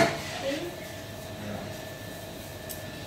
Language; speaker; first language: English; non-native, learner; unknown